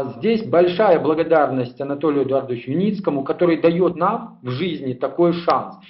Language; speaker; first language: Russian; native; Russian